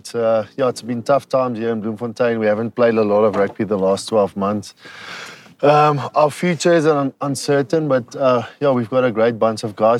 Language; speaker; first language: English; non-native, local second language; Afrikaans